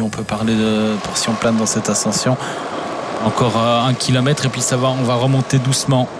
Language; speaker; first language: French; native; French